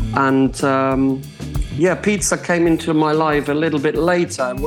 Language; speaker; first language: English; non-native, fluent; Croatian